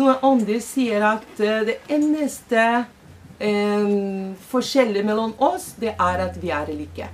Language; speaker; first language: Norwegian; non-native, fluent; Portuguese